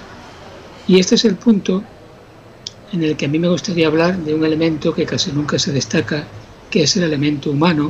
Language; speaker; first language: Spanish; native; Spanish